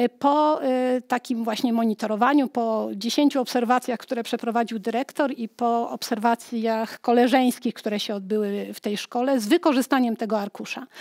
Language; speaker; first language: Polish; native; Polish